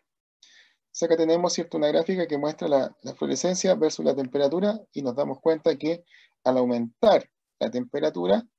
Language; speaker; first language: Spanish; native; Spanish